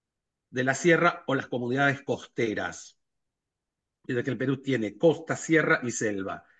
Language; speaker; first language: Spanish; native; Spanish